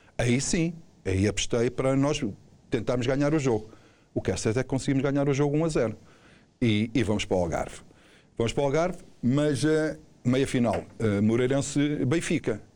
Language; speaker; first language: Portuguese; native; Portuguese